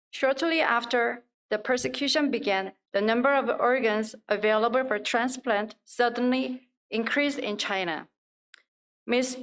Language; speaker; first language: English; non-native, fluent; Korean